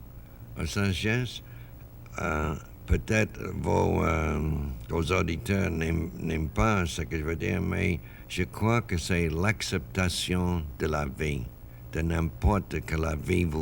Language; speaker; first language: French; non-native, fluent; English